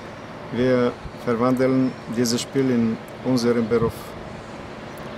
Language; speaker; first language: German; non-native, fluent; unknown